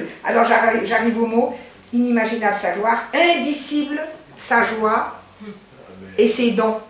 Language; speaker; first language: French; native; French